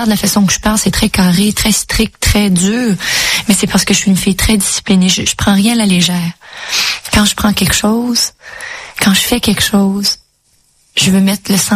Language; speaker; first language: French; native; French